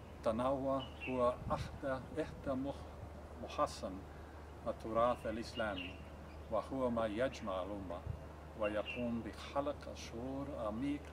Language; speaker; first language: Arabic; non-native, fluent; English